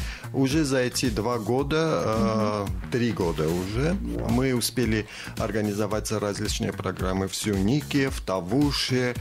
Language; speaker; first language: Russian; non-native, fluent; Armenian